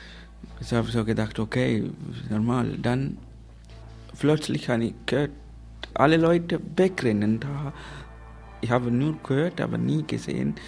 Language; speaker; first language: German; non-native, learner; Tamil